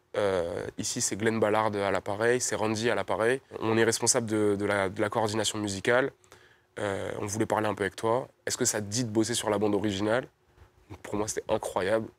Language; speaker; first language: French; native; French